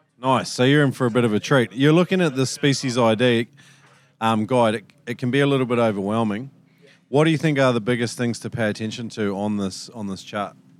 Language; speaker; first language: English; native; English